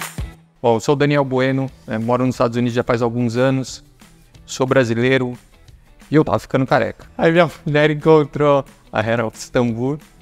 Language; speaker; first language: Portuguese; native; Portuguese